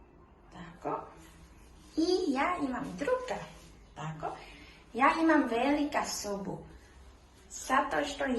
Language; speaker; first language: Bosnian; early bilingual, heritage; Bosnian